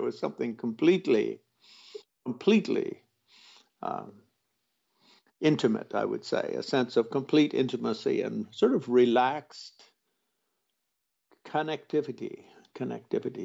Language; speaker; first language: English; native; English